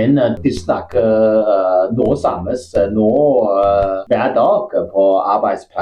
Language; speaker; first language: Norwegian; non-native, learner; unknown